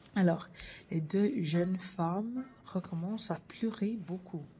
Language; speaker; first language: French; non-native, learner; English